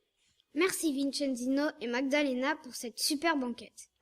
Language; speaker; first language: French; native; French